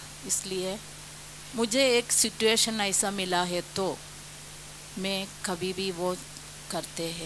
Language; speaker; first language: Hindi; non-native, local second language; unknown